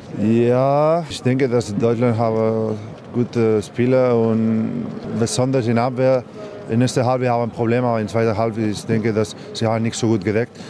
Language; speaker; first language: German; non-native, learner; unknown